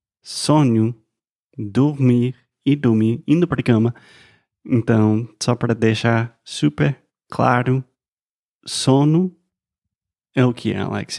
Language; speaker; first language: Portuguese; non-native, fluent; English